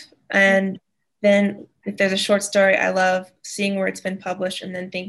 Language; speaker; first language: English; native; English